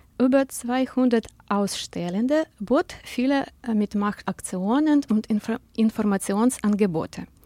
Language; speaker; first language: German; non-native, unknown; Ukrainian